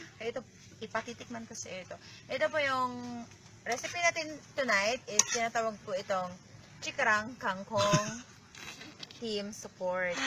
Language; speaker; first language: Filipino; non-native, local second language; Cebuano